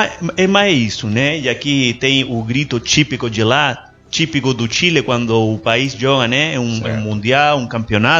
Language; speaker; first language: Portuguese; non-native, learner; Spanish